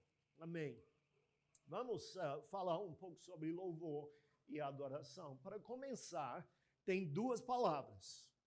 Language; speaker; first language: Portuguese; non-native, fluent; English